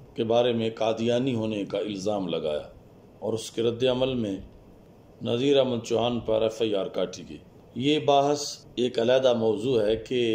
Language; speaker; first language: Urdu; non-native, local second language; Punjabi